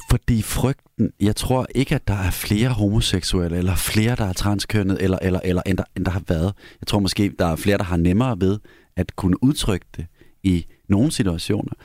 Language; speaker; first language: Danish; native; Danish